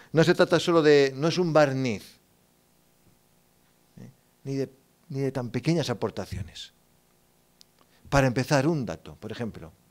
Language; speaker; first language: Spanish; native; Spanish